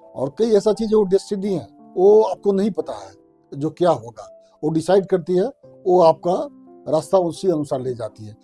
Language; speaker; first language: Hindi; non-native, local second language; Maithili